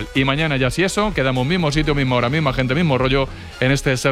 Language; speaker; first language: Spanish; native; Spanish